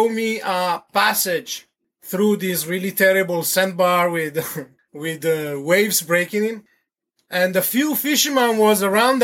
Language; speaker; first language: English; non-native, fluent; Italian